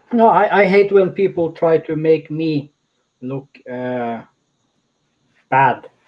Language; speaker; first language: English; non-native, fluent; Norwegian